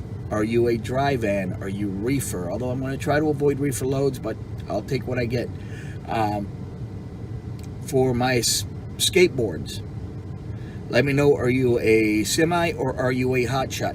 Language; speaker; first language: English; native; English